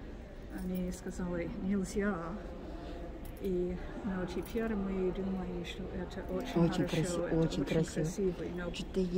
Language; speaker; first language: Russian; non-native, learner; English